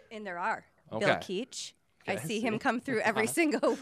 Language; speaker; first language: English; native; English